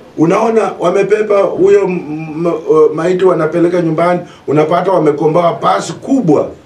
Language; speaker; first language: Swahili; non-native, local second language; Luyia